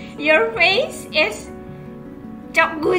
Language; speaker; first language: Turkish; non-native, learner; Indonesian